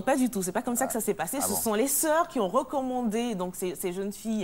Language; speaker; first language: French; native; French